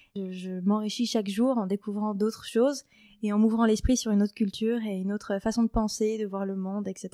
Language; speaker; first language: French; native; French